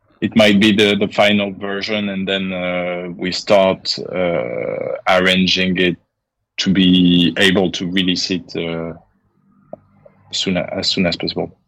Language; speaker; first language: English; non-native, fluent; French